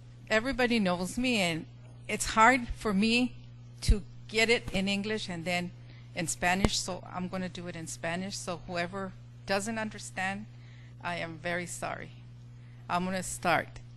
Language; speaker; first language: English; non-native, learner; Spanish